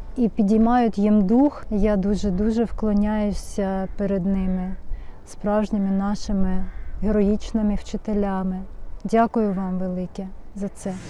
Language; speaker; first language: Ukrainian; non-native, local second language; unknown